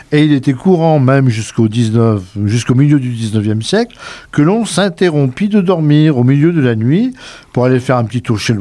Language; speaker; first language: French; native; French